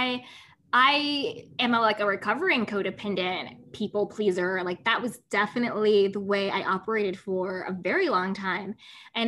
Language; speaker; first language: English; native; English